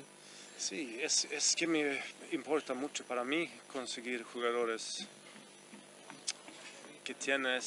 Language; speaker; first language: Spanish; non-native, fluent; Swedish